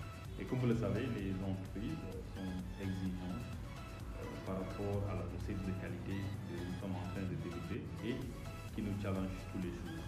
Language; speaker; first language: French; non-native, local second language; Wolof